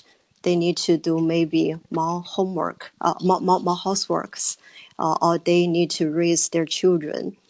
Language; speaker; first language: English; non-native, learner; Chinese